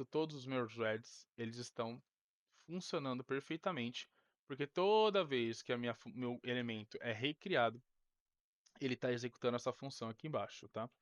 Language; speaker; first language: Portuguese; native; Portuguese